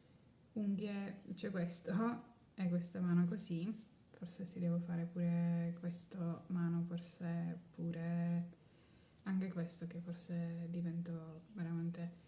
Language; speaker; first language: Italian; non-native, learner; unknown